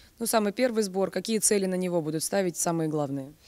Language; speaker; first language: Russian; native; Russian